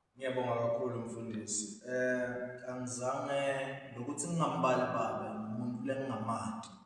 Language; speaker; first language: Zulu; native; Zulu